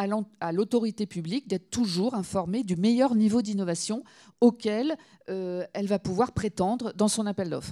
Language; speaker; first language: French; native; French